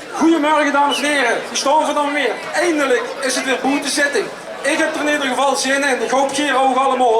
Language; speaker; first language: Dutch; non-native, local second language; Limburgish